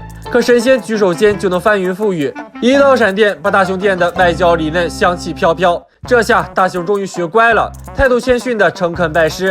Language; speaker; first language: Chinese; native; Chinese